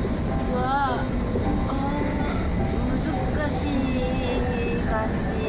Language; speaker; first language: Japanese; non-native, learner; Korean